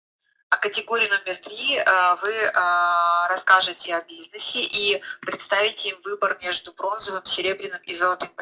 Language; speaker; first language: Russian; native; Russian